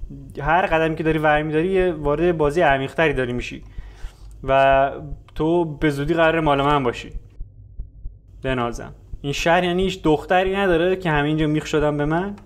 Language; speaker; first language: Persian; native; Persian